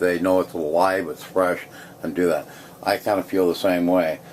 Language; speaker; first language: English; native; English